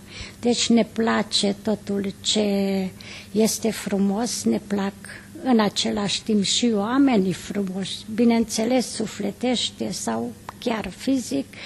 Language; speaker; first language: Romanian; non-native, local second language; Hungarian